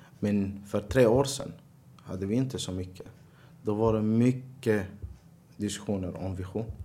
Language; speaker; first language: Swedish; early bilingual, other home language; Arabic